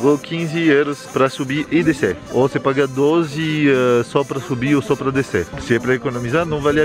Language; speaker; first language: Portuguese; non-native, fluent; French